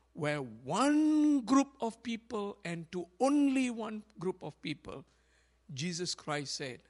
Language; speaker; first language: English; non-native, local second language; Tamil